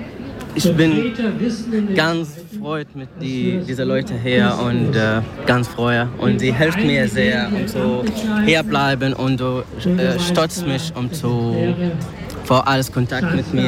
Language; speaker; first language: German; non-native, learner; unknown